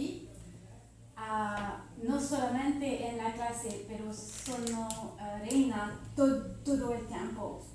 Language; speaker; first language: Spanish; non-native, learner; French